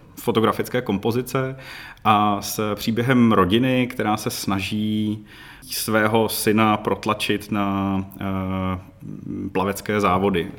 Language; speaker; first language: Czech; native; Czech